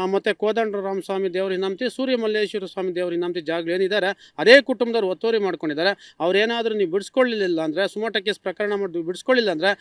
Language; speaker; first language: Kannada; native; Kannada